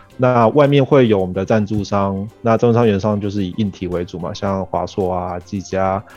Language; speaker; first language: Chinese; early bilingual, heritage; Chinese